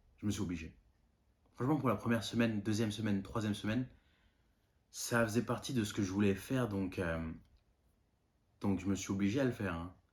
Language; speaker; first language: French; non-native, local second language; Malagasy